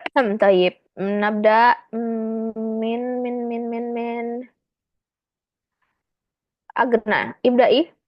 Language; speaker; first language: Arabic; non-native, fluent; Indonesian